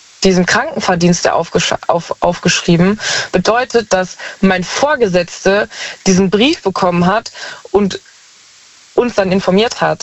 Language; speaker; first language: German; native; German